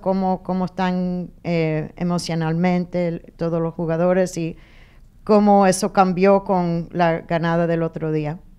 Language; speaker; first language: Spanish; non-native, fluent; English